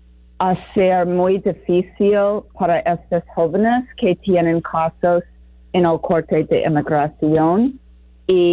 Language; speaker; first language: Spanish; non-native, fluent; English